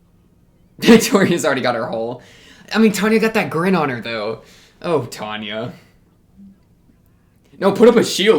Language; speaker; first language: English; native; English